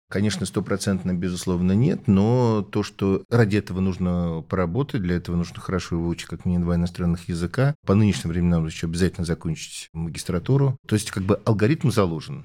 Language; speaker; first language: Russian; native; Russian